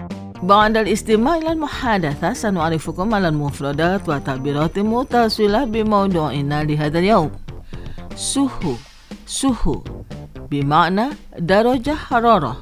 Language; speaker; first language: Arabic; non-native, fluent; Indonesian